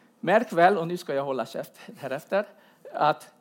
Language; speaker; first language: Swedish; non-native, fluent; Hungarian